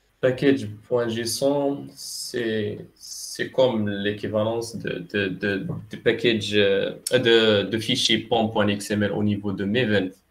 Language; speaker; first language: French; non-native, local second language; Arabic